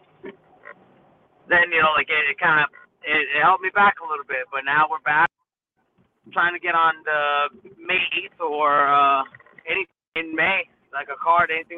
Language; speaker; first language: English; native; English